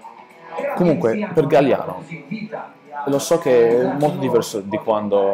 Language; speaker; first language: Italian; non-native, learner; English